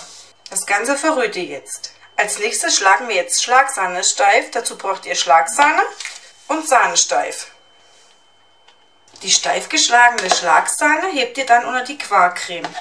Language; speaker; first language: German; native; German